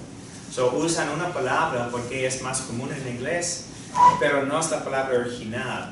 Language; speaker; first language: Spanish; non-native, fluent; English